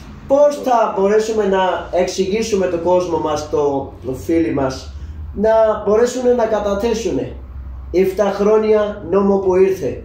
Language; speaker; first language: Greek; non-native, learner; Urdu